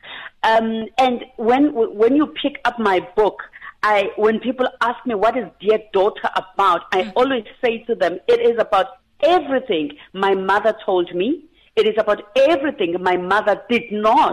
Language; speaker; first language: English; non-native, local second language; Zulu